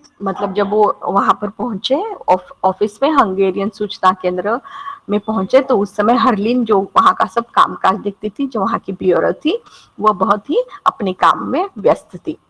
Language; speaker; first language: Hindi; non-native, local second language; Marathi